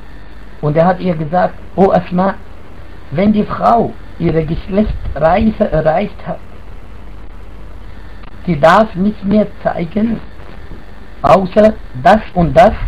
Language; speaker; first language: German; non-native, fluent; Arabic